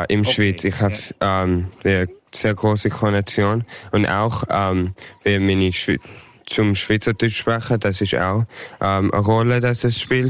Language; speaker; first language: German; early bilingual, heritage; English